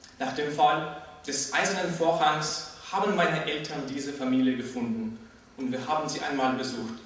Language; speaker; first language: German; non-native, fluent; Russian